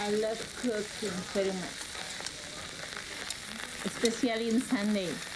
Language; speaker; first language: English; non-native, learner; Indonesian